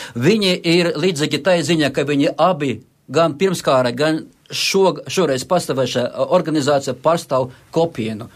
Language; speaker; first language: Latvian; non-native, local second language; Russian